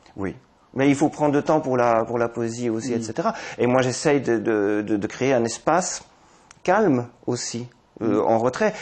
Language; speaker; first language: French; native; French